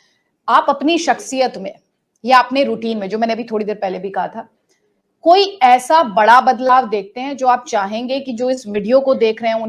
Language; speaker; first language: Hindi; native; Hindi